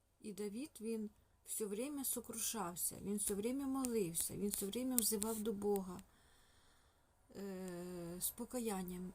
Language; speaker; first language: Ukrainian; non-native, local second language; Russian